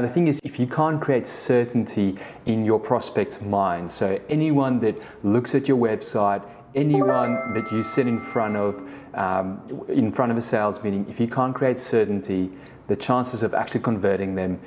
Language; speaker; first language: English; early bilingual, other home language; Afrikaans